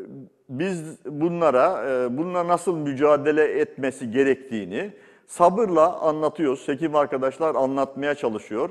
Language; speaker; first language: Turkish; native; Turkish